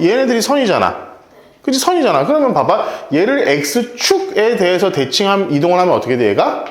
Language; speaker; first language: Korean; native; Korean